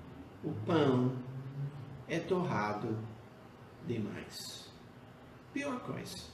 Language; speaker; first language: Portuguese; non-native, fluent; English